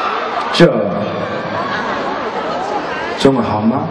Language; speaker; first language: Chinese; non-native, learner; Korean